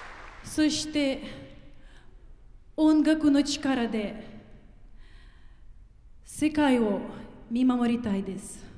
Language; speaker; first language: Japanese; non-native, fluent; Ukrainian